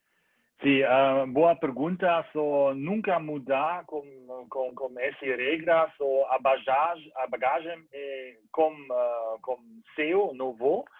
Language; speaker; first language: Portuguese; non-native, learner; German